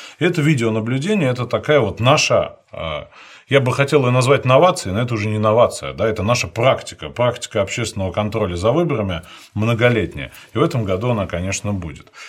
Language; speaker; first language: Russian; native; Russian